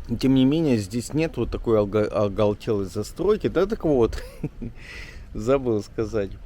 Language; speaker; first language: Russian; native; Russian